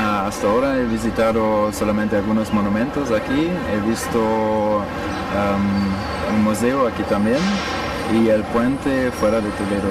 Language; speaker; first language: Spanish; non-native, fluent; German